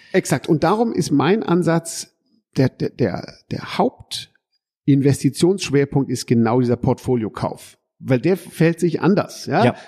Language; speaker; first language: German; early bilingual, heritage; German